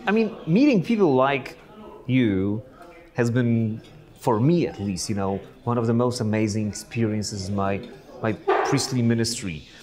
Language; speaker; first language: English; non-native, fluent; Polish